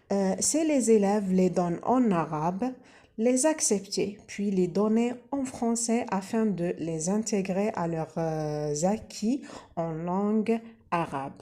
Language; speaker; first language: French; non-native, local second language; Arabic